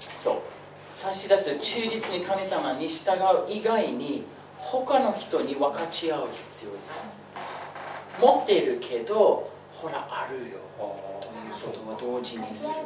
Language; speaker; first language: Japanese; non-native, fluent; English